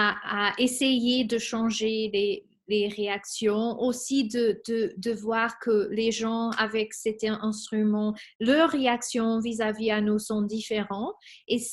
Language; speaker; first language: French; non-native, fluent; Spanish